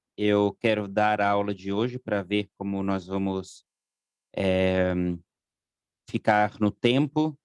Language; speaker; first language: Portuguese; non-native, fluent; German